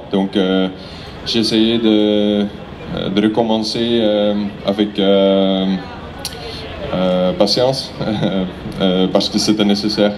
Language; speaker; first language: French; non-native, fluent; Dutch